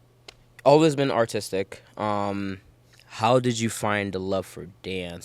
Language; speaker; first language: English; native; English